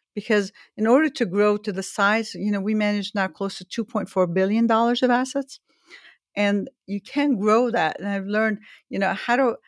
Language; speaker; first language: English; early bilingual, other home language; Arabic